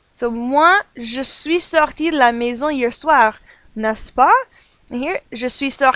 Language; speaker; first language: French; non-native, fluent; English